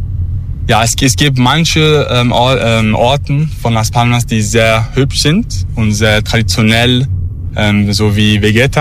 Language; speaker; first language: German; non-native, learner; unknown